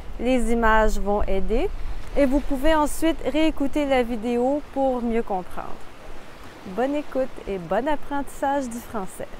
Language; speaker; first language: French; native; French